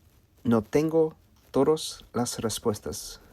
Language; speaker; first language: Spanish; non-native, learner; English